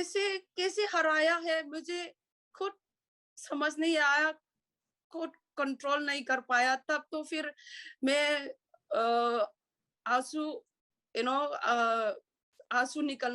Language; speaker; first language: Hindi; non-native, local second language; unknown